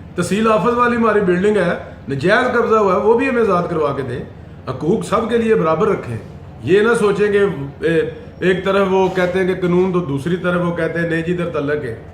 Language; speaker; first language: Urdu; non-native, local second language; Punjabi